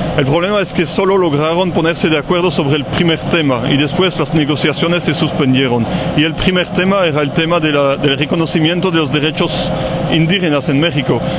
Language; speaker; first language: Spanish; non-native, fluent; French